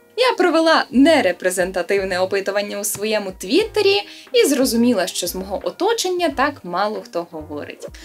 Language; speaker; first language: Ukrainian; native; Ukrainian